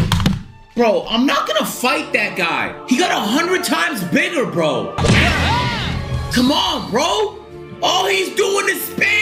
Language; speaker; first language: English; native; English